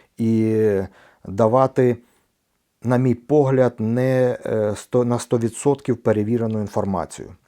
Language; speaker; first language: Ukrainian; non-native, local second language; Russian